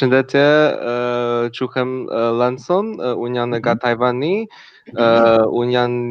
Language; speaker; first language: Albanian; non-native, learner; Chinese